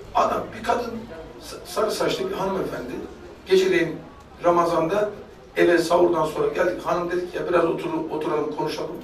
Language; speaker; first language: Turkish; native; Turkish